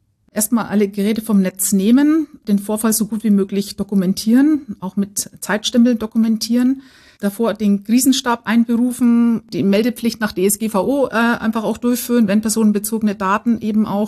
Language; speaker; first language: German; native; German